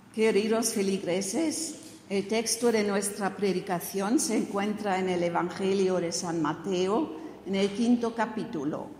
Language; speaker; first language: Spanish; non-native, fluent; German